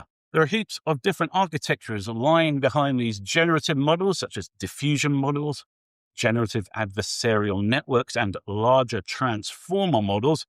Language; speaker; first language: English; native; English